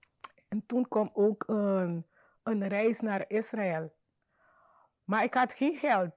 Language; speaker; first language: Dutch; non-native, learner; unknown